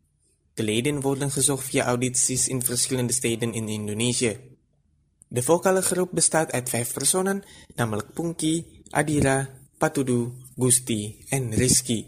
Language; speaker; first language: Dutch; non-native, fluent; Indonesian